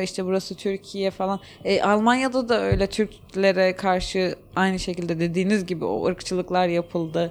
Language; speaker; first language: Turkish; native; Turkish